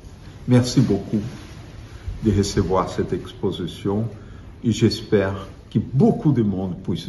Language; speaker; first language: French; non-native, fluent; Portuguese